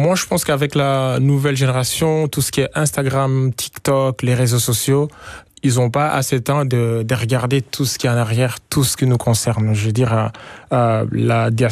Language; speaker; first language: French; non-native, local second language; Swahili